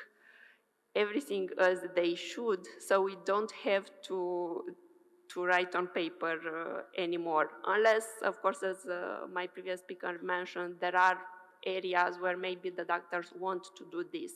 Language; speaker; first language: English; non-native, fluent; Romanian